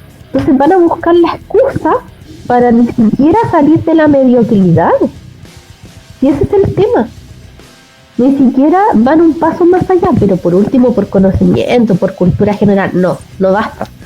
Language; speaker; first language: Spanish; native; Spanish